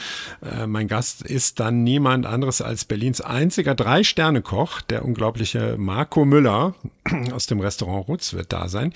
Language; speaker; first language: German; native; German